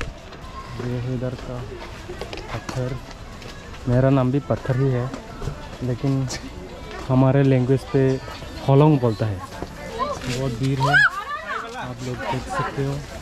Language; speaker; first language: Hindi; non-native, local second language; Kok Borok